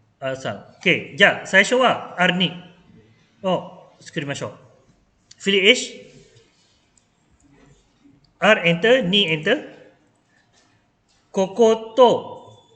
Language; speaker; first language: Japanese; non-native, fluent; Malay